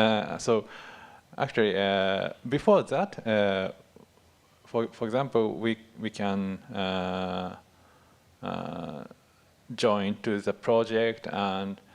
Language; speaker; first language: English; non-native, fluent; Japanese